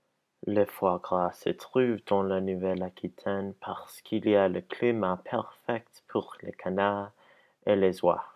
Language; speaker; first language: French; non-native, learner; English